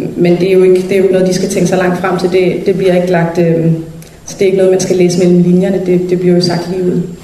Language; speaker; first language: Danish; early bilingual, other home language; Somali